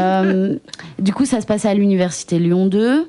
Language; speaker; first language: French; native; French